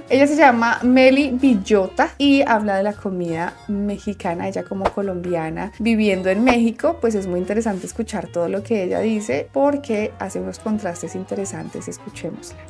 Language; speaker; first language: Spanish; native; Spanish